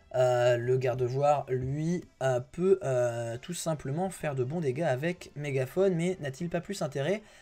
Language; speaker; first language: French; native; French